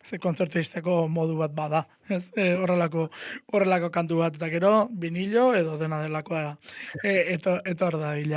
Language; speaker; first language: Basque; native; Basque